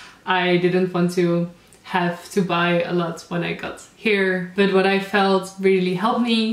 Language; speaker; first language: English; non-native, fluent; Dutch